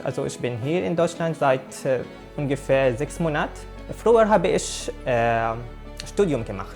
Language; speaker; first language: German; non-native, learner; Arabic